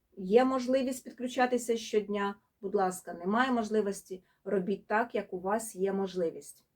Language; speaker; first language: Ukrainian; non-native, local second language; Russian